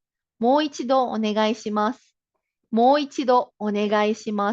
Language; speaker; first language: Japanese; non-native, fluent; Filipino